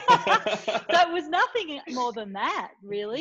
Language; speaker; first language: English; native; English